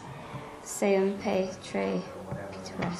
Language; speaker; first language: French; non-native, learner; English